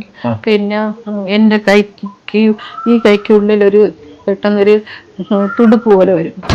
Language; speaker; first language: Malayalam; native; Malayalam